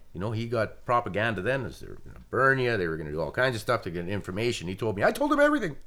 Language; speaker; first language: English; native; English